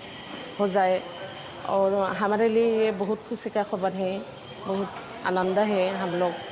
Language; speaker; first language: Hindi; non-native, local second language; Assamese